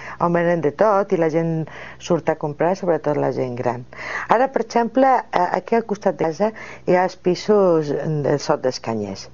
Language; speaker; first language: Catalan; non-native, local second language; Spanish